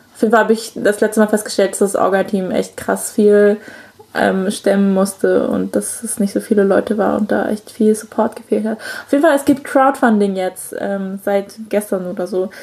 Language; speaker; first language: German; early bilingual, other home language; Chinese